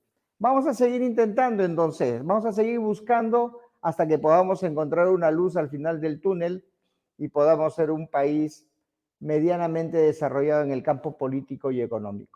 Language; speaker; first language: Spanish; native; Spanish